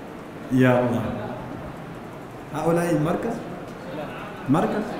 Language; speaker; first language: Arabic; non-native, fluent; Urdu